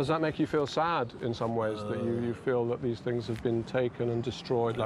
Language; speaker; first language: English; native; English